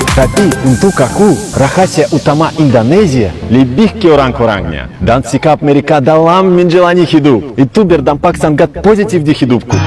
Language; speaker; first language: Indonesian; non-native, fluent; Russian